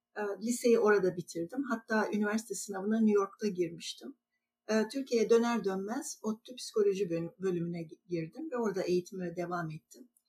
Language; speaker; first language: Turkish; native; Turkish